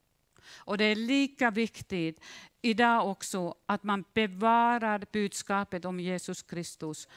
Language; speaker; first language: Swedish; non-native, fluent; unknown